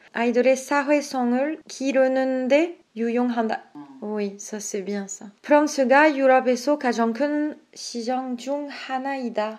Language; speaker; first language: Korean; non-native, learner; French